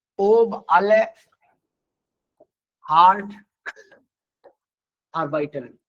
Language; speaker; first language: German; non-native, fluent; Hindi